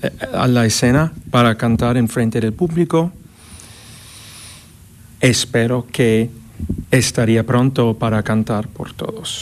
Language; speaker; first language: Spanish; non-native, fluent; English